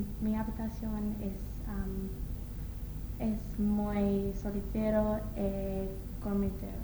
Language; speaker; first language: Spanish; non-native, learner; English